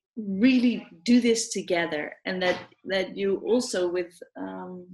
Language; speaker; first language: English; non-native, fluent; Dutch